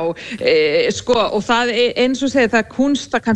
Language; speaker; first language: Icelandic; non-native, fluent; English